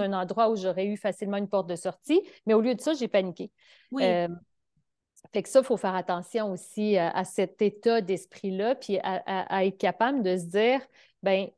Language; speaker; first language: French; native; French